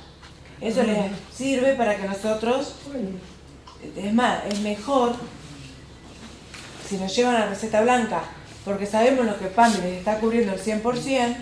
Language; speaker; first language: Spanish; native; Spanish